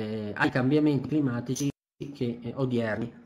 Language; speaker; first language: Italian; native; Italian